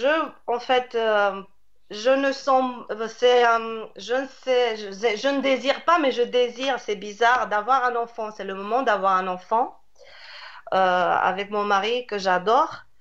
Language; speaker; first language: French; non-native, fluent; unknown